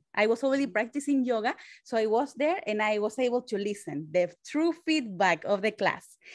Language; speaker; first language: English; non-native, fluent; Spanish